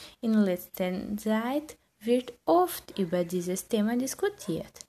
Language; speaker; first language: German; non-native, learner; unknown